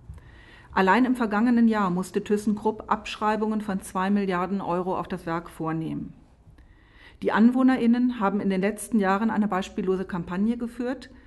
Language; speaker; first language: German; native; German